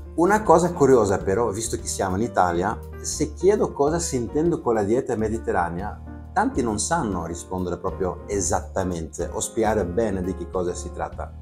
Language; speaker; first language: Italian; non-native, fluent; Latvian